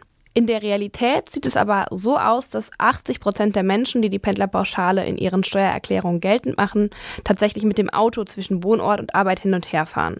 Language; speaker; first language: German; native; German